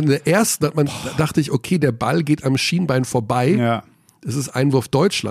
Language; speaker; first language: German; native; German